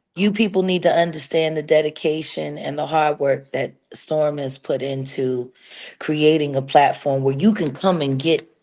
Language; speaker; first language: English; native; English